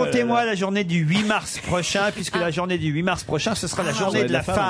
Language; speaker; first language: French; native; French